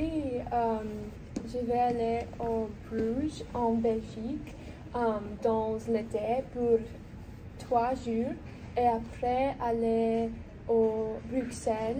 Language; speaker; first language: French; non-native, learner; English